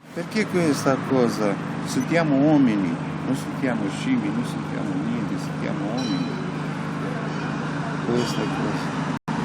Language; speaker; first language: Italian; non-native, learner; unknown